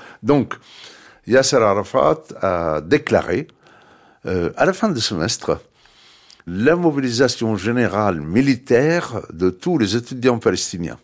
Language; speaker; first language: French; non-native, fluent; Arabic